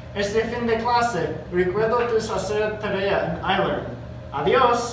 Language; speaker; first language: Spanish; non-native, learner; English